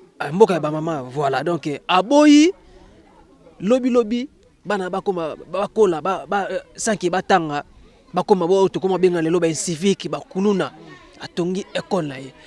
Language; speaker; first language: Lingala; native; Lingala